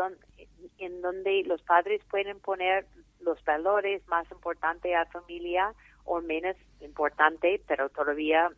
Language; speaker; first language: Spanish; non-native, fluent; English